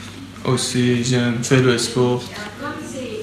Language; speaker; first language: French; non-native, learner; Persian